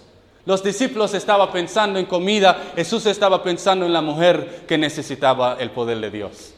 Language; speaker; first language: Spanish; non-native, fluent; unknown